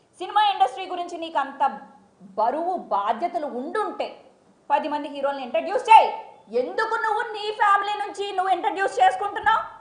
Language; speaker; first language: Telugu; native; Telugu